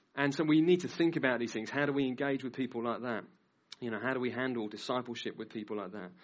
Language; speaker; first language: English; native; English